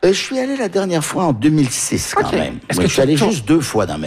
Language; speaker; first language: French; early bilingual, other home language; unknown